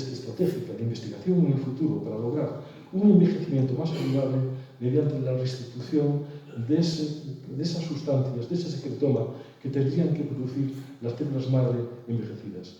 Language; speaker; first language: Spanish; native; Spanish